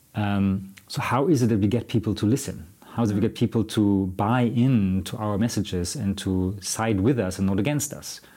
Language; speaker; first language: English; non-native, fluent; German